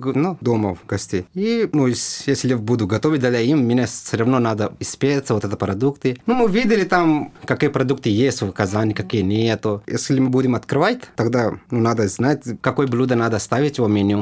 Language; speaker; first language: Russian; non-native, learner; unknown